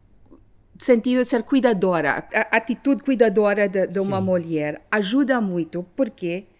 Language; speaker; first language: Portuguese; non-native, fluent; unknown